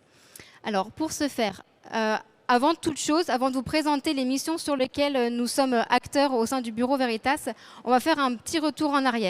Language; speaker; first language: French; native; French